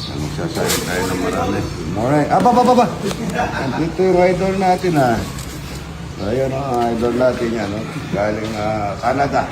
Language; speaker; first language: Filipino; non-native, local second language; Pampanga